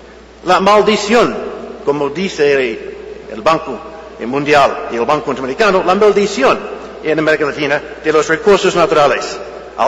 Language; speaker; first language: Spanish; non-native, fluent; English